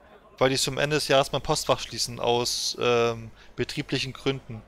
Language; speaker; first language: German; native; German